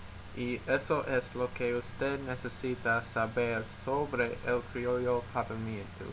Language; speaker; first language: Spanish; non-native, learner; English